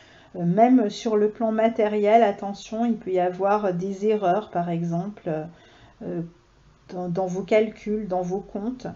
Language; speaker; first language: French; native; French